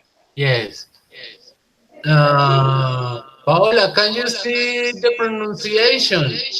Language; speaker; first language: English; non-native, learner; Spanish